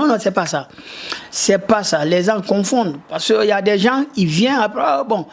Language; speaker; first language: French; non-native, local second language; Susu